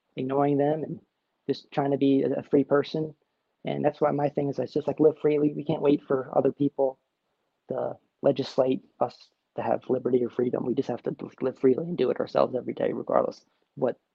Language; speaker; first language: English; native; English